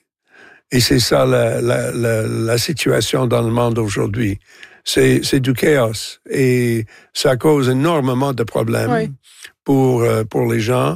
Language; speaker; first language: French; non-native, local second language; English